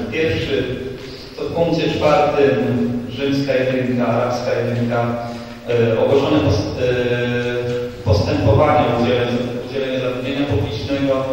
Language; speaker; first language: Polish; native; Polish